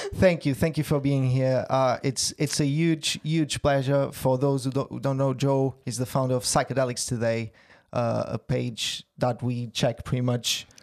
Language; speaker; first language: English; non-native, fluent; Portuguese